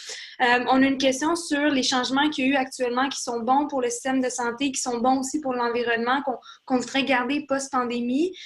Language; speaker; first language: French; native; French